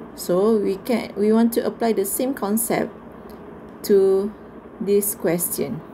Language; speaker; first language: English; non-native, local second language; Malay